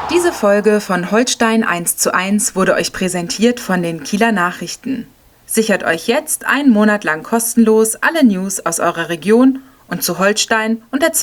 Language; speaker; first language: German; native; German